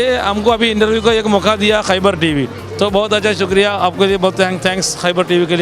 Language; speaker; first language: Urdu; non-native, fluent; Malayalam